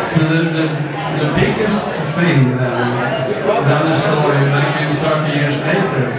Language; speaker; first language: English; native; English